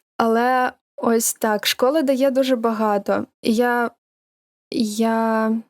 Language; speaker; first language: Ukrainian; non-native, local second language; Russian